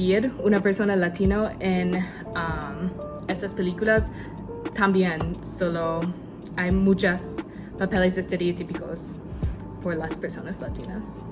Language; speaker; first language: Spanish; non-native, learner; English